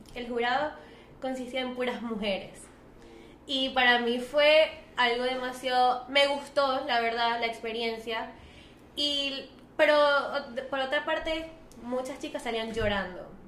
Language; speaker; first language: Spanish; native; Spanish